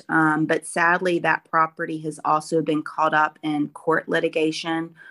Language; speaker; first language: English; native; English